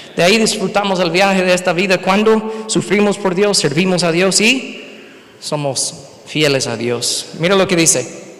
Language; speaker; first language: Spanish; non-native, fluent; English